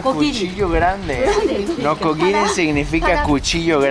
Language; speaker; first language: Spanish; native; Spanish